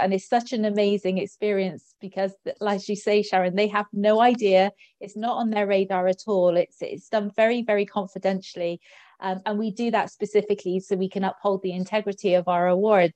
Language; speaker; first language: English; native; English